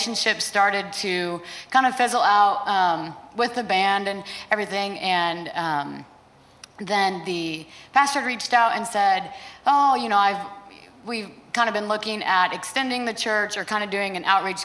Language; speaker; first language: English; native; English